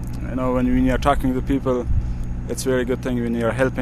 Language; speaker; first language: English; non-native, fluent; Persian